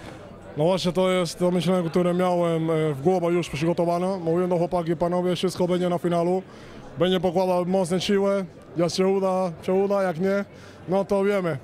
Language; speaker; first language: Polish; non-native, fluent; Spanish